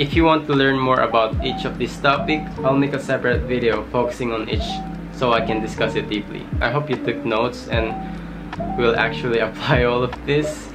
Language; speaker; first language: English; non-native, fluent; Filipino